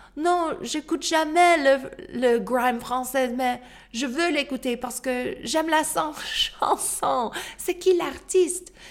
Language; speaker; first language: French; non-native, learner; English